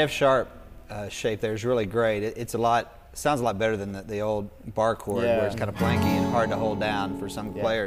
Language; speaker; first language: English; native; English